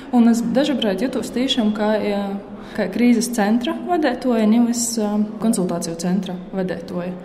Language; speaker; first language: Latvian; native; Latvian